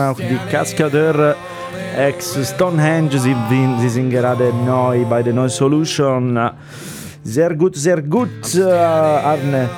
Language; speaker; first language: German; non-native, learner; Italian